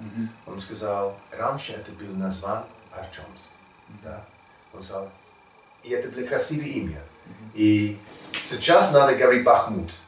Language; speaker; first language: Russian; non-native, learner; English